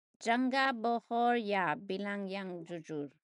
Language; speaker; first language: Indonesian; non-native, learner; English